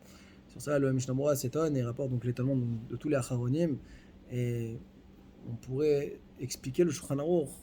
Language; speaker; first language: French; native; French